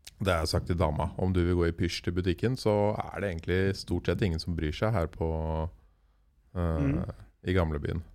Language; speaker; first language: Norwegian; native; Norwegian